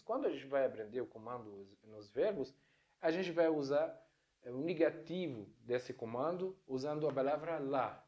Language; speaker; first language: Portuguese; non-native, fluent; Arabic